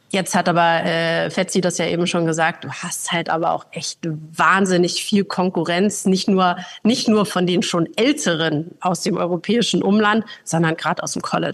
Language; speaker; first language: German; native; German